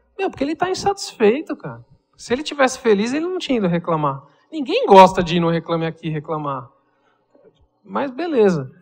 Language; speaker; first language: Portuguese; native; Portuguese